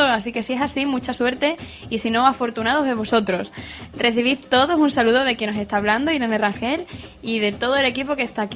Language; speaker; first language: Spanish; native; Spanish